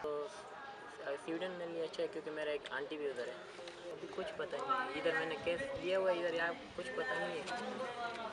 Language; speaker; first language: Hindi; non-native, fluent; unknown